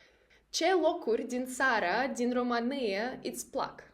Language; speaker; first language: Romanian; non-native, learner; Russian